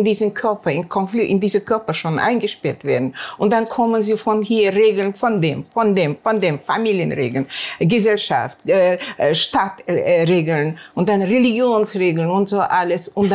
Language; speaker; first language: German; non-native, learner; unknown